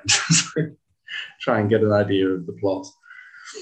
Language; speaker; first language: English; native; English